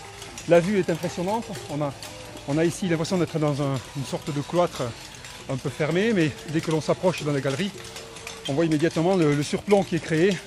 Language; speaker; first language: French; native; French